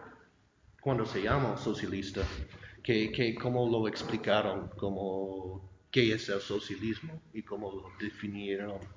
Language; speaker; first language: Spanish; non-native, fluent; English